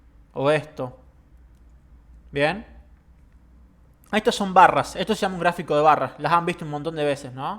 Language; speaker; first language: Spanish; native; Spanish